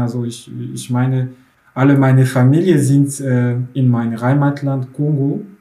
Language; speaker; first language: German; non-native, fluent; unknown